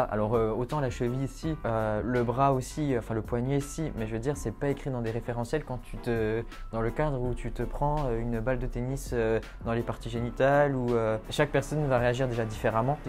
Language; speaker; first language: French; native; French